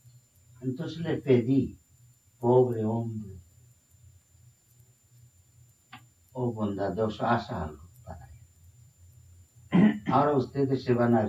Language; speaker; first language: Spanish; non-native, fluent; Bangla